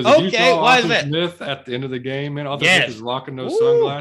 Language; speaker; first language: English; native; English